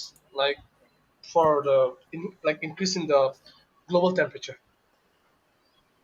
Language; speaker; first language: English; non-native, local second language; Bangla